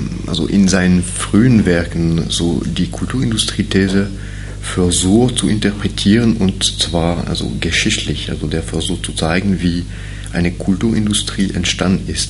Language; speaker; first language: German; non-native, fluent; French